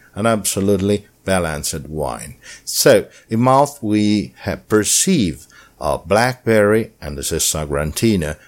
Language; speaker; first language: English; non-native, fluent; Italian